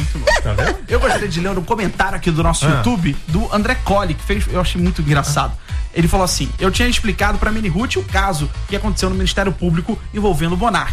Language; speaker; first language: Portuguese; native; Portuguese